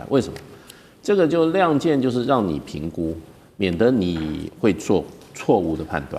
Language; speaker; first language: Chinese; native; Chinese